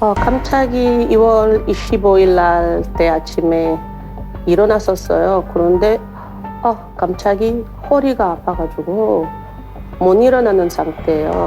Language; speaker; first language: Korean; non-native, learner; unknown